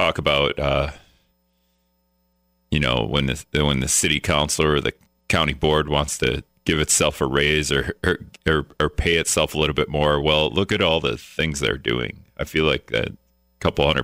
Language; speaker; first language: English; native; English